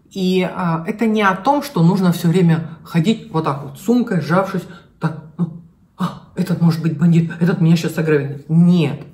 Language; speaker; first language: Russian; native; Russian